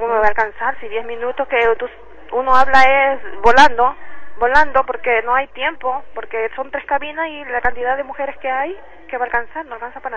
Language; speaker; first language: Spanish; native; Spanish